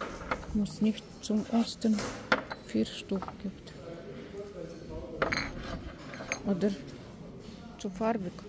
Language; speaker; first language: German; non-native, learner; Russian